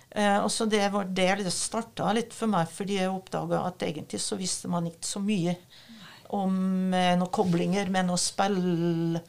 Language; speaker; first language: Norwegian; non-native, fluent; French